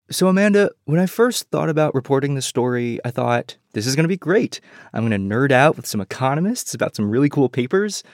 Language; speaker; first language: English; early bilingual, other home language; Chinese